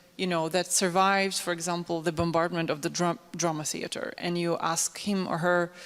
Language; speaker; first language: English; non-native, fluent; Ukrainian